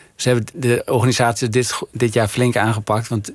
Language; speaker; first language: Dutch; native; Dutch